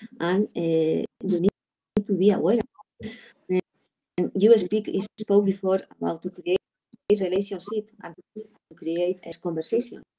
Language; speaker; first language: English; non-native, learner; Spanish